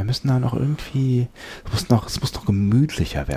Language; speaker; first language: German; native; German